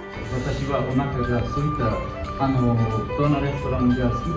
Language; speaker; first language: Japanese; non-native, learner; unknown